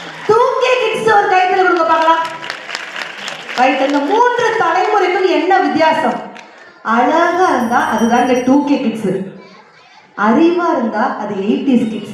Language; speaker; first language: Tamil; native; Tamil